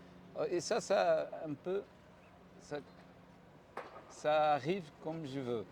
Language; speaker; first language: French; non-native, fluent; Portuguese